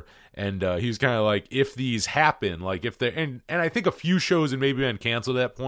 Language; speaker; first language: English; native; English